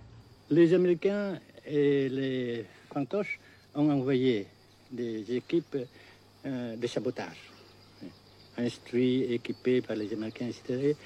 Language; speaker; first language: French; non-native, fluent; Vietnamese